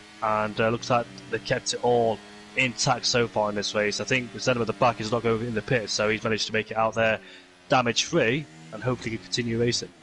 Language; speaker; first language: English; native; English